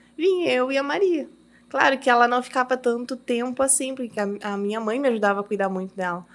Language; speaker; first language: Portuguese; early bilingual, heritage; Portuguese